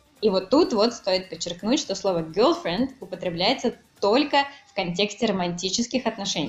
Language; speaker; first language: Russian; native; Russian